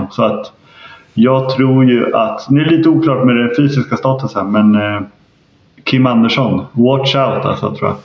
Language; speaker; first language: Swedish; native; Swedish